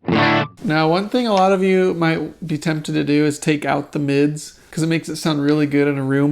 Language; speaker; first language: English; native; English